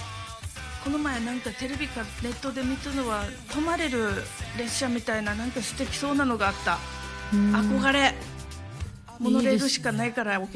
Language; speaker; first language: Japanese; native; Japanese